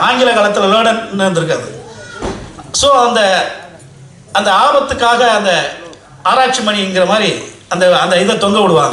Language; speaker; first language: Tamil; native; Tamil